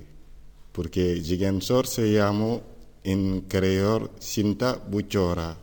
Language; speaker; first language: Spanish; non-native, learner; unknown